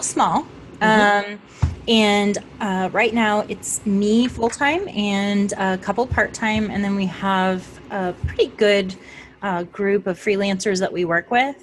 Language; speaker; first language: English; native; English